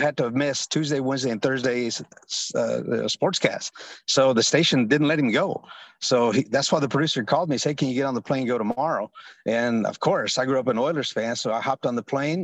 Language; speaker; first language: English; early bilingual, other home language; Spanish